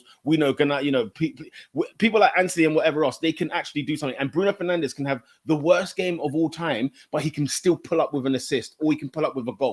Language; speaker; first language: English; native; English